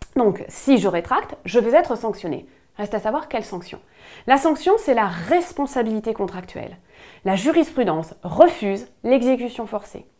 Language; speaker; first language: French; native; French